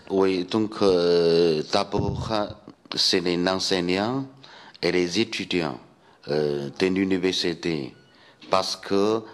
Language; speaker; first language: French; non-native, fluent; Chinese